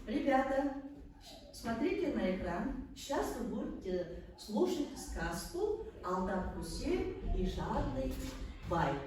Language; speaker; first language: Russian; non-native, local second language; Kazakh